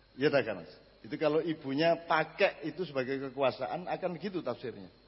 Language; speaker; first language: Indonesian; native; Indonesian